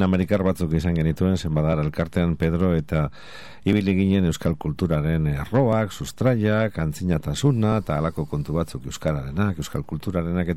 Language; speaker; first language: Basque; native; Basque